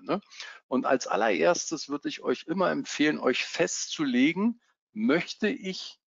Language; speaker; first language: German; native; German